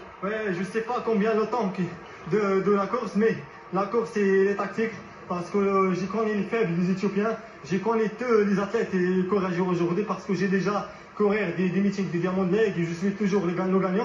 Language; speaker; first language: French; non-native, learner; Arabic